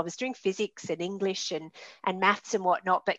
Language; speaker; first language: English; native; English